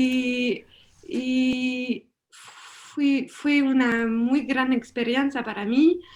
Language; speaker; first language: Spanish; non-native, learner; French